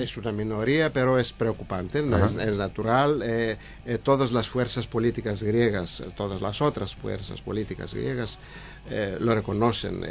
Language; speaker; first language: Spanish; non-native, learner; Greek